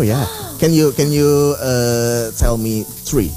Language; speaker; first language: English; non-native, fluent; Indonesian